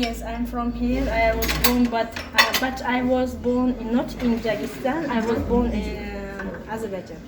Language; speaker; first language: English; non-native, learner; Azerbaijani